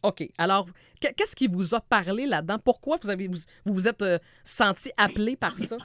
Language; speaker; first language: French; native; French